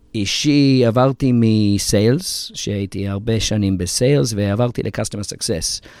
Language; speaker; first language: Hebrew; early bilingual, heritage; Hebrew